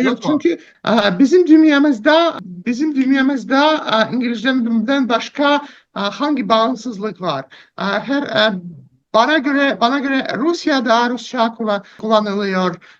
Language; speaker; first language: Turkish; non-native, learner; Russian